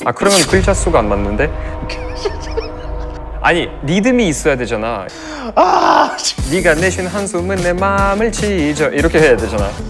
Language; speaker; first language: Korean; non-native, fluent; Russian